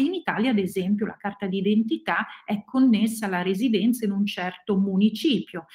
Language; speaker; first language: Italian; native; Italian